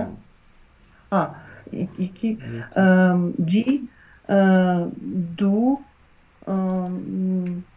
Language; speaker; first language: German; non-native, learner; Ukrainian